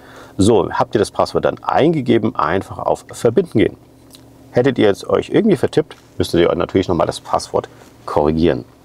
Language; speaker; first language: German; native; German